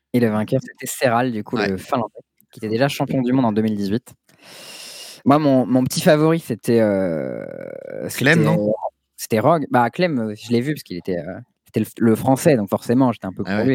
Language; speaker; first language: French; native; French